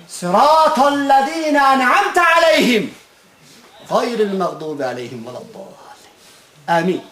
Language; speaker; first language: Uzbek; native; Uzbek